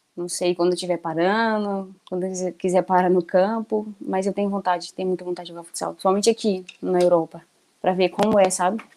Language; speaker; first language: Portuguese; native; Portuguese